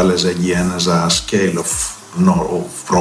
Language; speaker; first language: Hungarian; non-native, learner; Greek